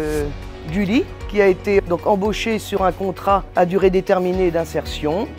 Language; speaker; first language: French; native; French